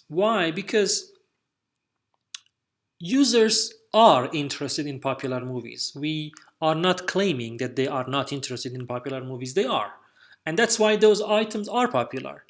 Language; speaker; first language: English; non-native, fluent; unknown